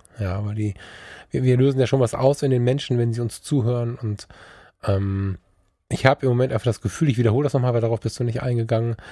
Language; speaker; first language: German; early bilingual, other home language; Turkish